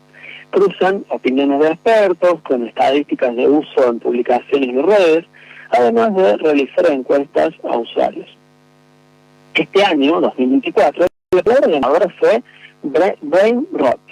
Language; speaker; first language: Spanish; native; Spanish